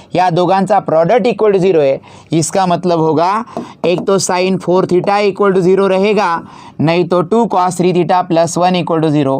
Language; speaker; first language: Hindi; non-native, local second language; Marathi